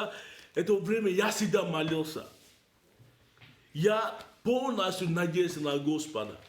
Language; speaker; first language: Russian; non-native, learner; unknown